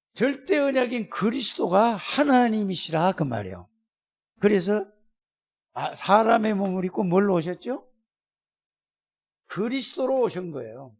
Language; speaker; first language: Korean; native; Korean